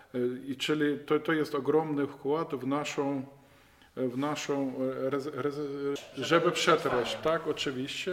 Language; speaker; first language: Polish; non-native, fluent; Ukrainian